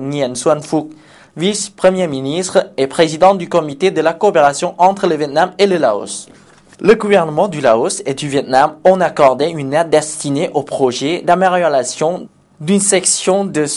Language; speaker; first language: French; non-native, fluent; Lao